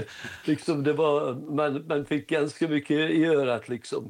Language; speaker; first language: Swedish; non-native, fluent; English